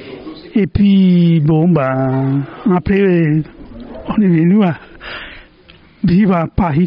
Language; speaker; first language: French; non-native, fluent; Bangla